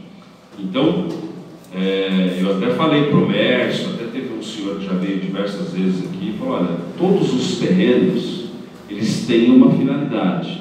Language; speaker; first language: Portuguese; native; Portuguese